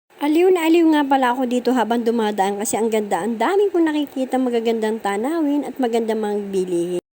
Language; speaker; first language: Filipino; native; Filipino